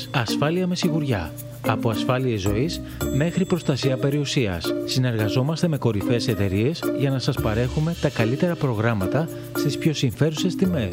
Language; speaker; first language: Greek; native; Greek